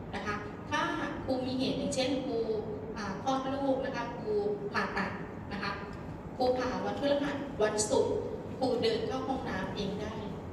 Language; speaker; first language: Thai; non-native, local second language; Northeastern Thai